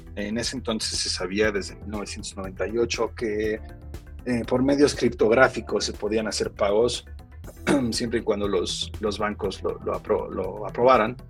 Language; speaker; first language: Spanish; early bilingual, heritage; Spanish